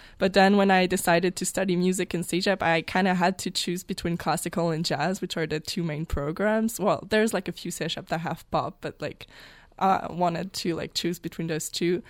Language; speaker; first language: English; non-native, local second language; French